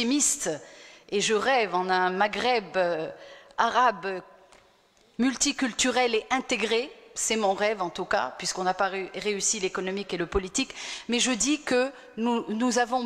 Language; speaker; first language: French; non-native, local second language; Arabic